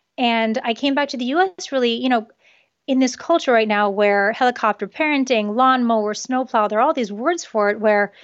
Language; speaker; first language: English; early bilingual, other home language; Japanese